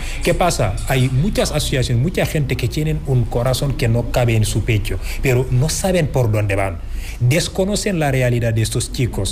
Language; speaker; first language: Spanish; non-native, fluent; Wolof